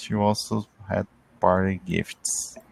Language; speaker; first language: English; non-native, learner; Portuguese